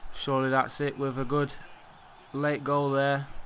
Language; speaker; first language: English; native; English